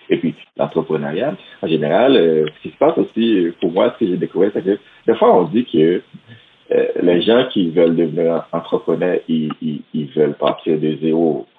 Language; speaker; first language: French; non-native, local second language; Haitian Creole